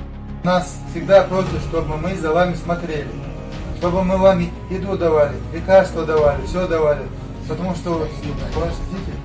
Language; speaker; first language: Russian; non-native, local second language; Chechen